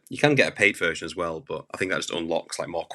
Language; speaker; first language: English; native; English